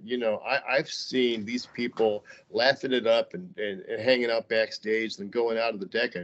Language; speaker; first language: English; native; English